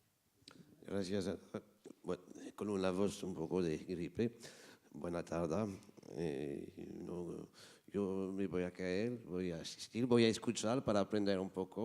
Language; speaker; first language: Spanish; non-native, fluent; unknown